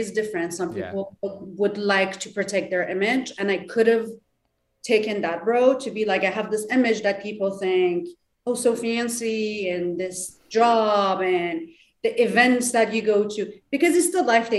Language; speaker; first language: English; non-native, fluent; Persian